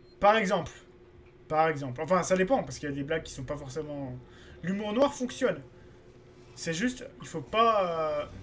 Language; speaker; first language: French; native; French